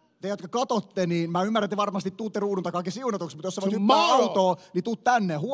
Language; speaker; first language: Finnish; native; Finnish